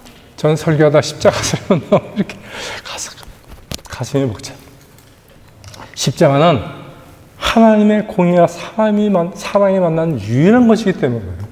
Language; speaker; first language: Korean; native; Korean